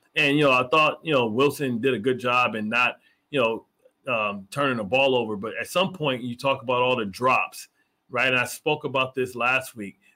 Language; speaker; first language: English; native; English